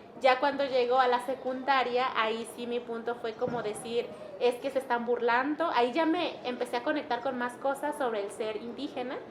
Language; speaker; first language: Spanish; non-native, local second language; Mixtepec Mixtec